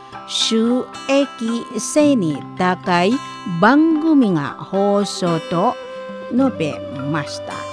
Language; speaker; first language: Japanese; non-native, fluent; Indonesian